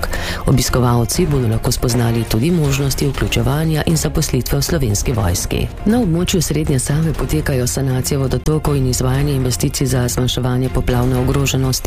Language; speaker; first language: Slovenian; native; Slovenian